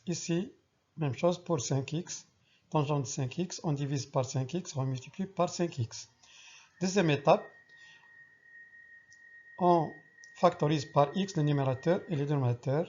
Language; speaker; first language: French; non-native, local second language; Arabic